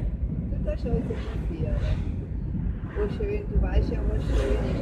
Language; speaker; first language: German; native; German